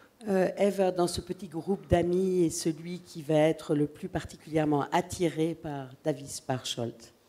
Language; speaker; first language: French; native; French